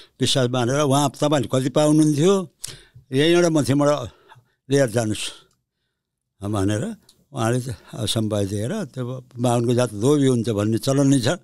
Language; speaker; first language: Nepali; early bilingual, heritage; Nepali